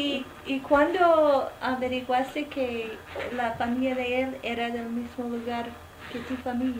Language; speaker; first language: Spanish; non-native, fluent; English